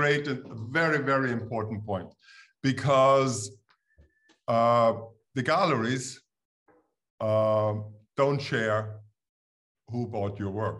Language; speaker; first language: English; non-native, fluent; German